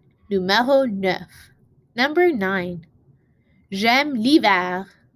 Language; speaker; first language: French; non-native, learner; English